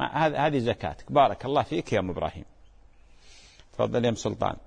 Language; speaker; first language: Arabic; native; Arabic